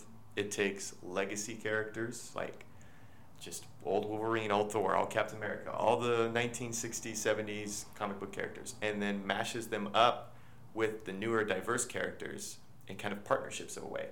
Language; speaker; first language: English; native; English